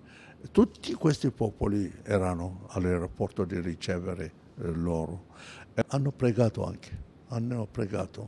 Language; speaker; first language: Italian; non-native, fluent; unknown